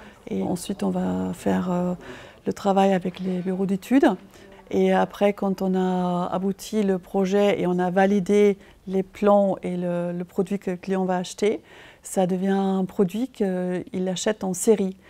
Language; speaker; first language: French; non-native, fluent; German